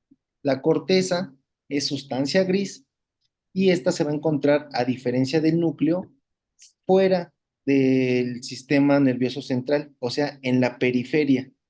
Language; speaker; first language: Spanish; native; Spanish